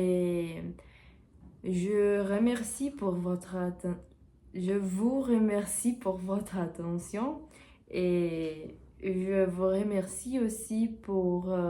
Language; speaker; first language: French; non-native, learner; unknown